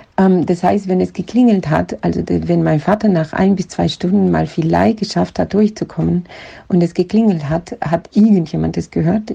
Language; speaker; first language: German; non-native, fluent; Romanian